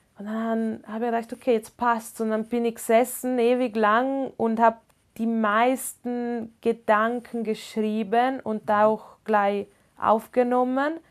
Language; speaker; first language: German; non-native, local second language; Ladin